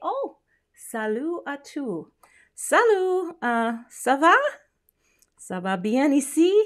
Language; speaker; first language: French; non-native, learner; English